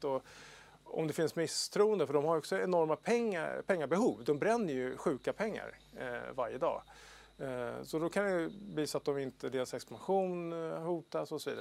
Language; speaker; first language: Swedish; native; Swedish